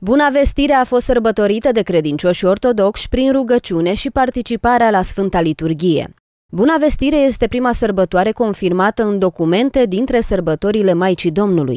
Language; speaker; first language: Romanian; native; Romanian